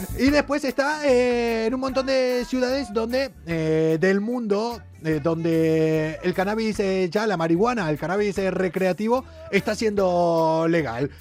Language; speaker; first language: Spanish; native; Spanish